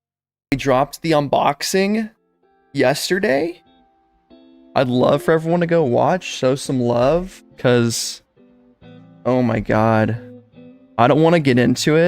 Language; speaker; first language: English; native; English